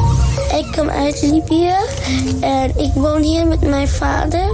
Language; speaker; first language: Dutch; early bilingual, other home language; Arabic